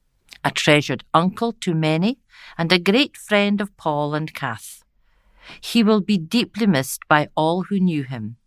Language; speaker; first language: English; native; English